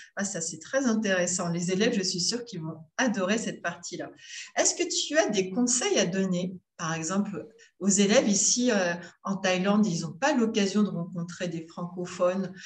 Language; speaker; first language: French; native; French